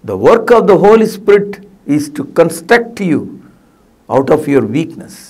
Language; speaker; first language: English; non-native, local second language; Tamil